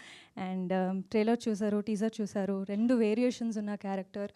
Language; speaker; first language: Telugu; non-native, learner; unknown